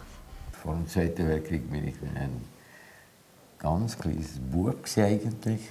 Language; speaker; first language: German; non-native, fluent; Hungarian